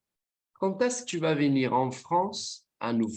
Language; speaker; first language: French; non-native, fluent; Portuguese